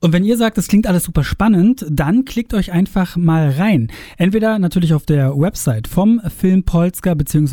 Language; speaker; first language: German; native; German